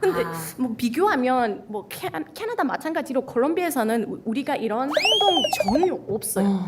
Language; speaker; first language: Korean; non-native, fluent; Spanish